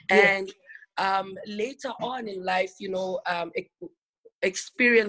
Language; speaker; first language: English; non-native, local second language; Xhosa